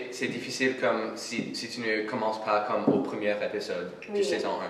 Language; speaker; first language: French; non-native, local second language; English